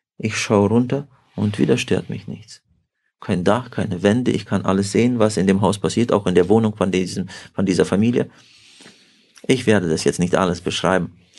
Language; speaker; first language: German; early bilingual, heritage; German